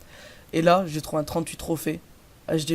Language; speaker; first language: French; native; French